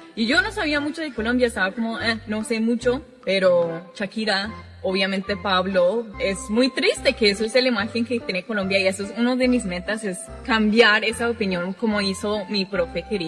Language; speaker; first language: Spanish; non-native, fluent; English